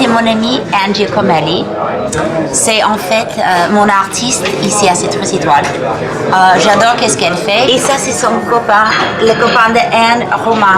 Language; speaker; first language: French; non-native, fluent; English